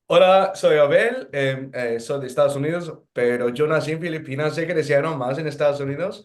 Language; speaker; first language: Spanish; non-native, fluent; English